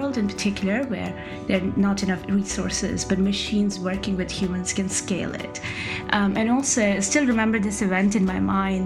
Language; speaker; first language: English; non-native, local second language; Hindi